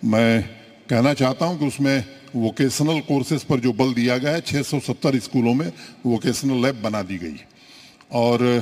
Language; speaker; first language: Hindi; native; Hindi